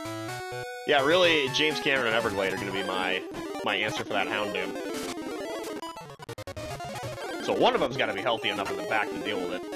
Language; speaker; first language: English; native; English